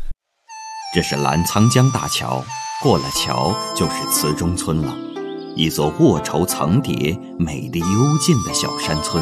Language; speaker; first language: Chinese; native; Chinese